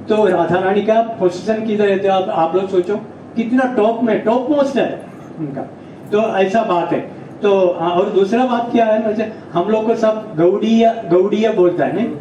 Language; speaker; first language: Hindi; non-native, local second language; Malayalam